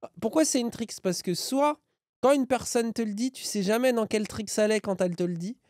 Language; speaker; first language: French; native; French